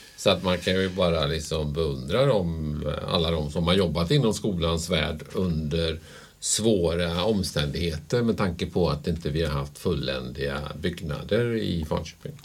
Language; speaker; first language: Swedish; native; Swedish